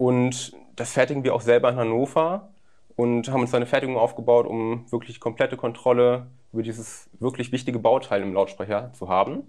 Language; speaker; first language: German; native; German